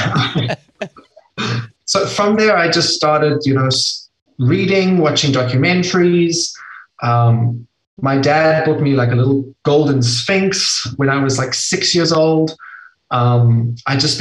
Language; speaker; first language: English; native; English